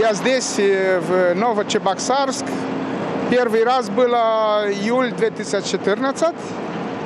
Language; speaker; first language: Russian; non-native, learner; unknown